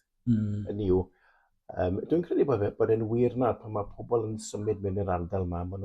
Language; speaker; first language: Welsh; native; Welsh